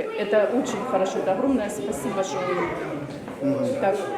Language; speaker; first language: Russian; native; Russian